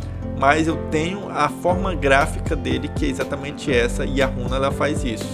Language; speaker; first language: Portuguese; native; Portuguese